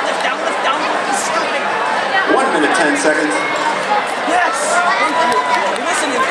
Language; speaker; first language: English; native; English